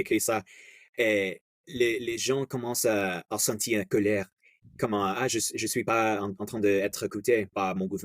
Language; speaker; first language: French; non-native, fluent; English